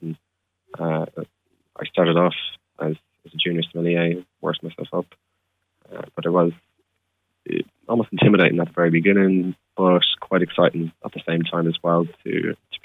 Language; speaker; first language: English; native; English